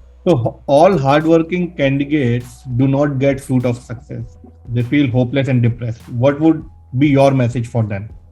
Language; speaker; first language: English; non-native, local second language; Hindi